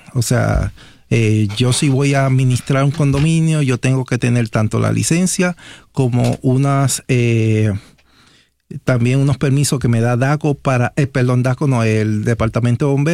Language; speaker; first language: Spanish; native; Spanish